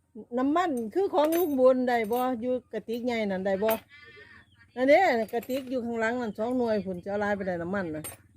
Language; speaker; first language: Thai; native; Thai